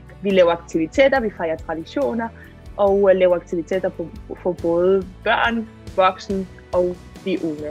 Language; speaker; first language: Danish; non-native, fluent; Catalan